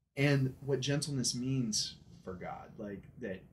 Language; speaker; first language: English; native; English